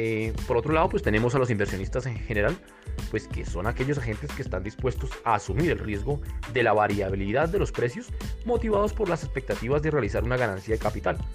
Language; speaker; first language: Spanish; native; Spanish